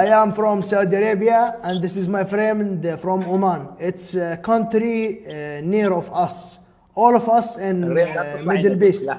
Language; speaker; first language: English; non-native, learner; Arabic